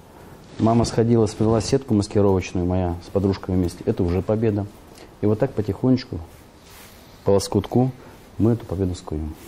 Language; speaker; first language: Russian; native; Russian